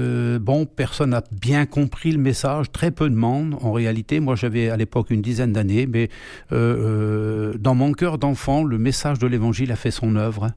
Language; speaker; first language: French; native; French